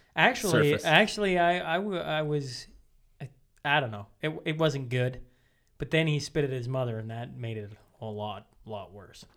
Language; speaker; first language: English; native; English